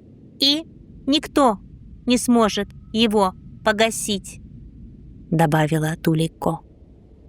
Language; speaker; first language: Russian; native; Russian